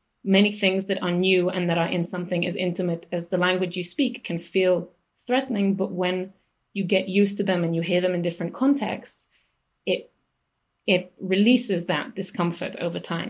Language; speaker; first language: English; native; English